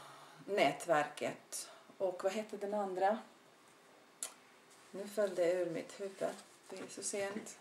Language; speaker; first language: Swedish; non-native, fluent; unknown